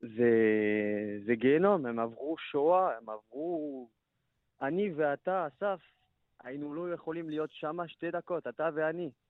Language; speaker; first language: Hebrew; non-native, learner; French